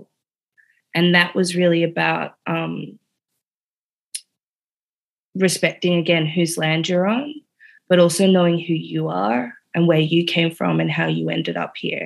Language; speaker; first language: English; native; English